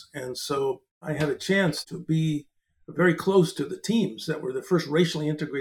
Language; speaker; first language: English; native; English